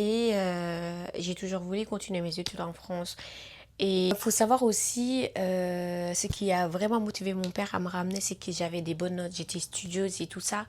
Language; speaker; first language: French; non-native, local second language; Wolof